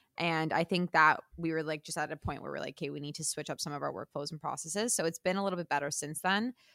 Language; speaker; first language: English; native; English